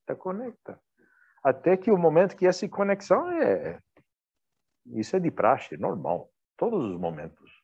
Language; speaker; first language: Portuguese; non-native, fluent; English